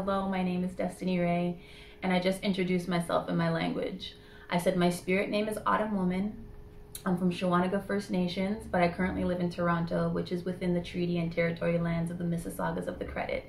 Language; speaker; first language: English; native; English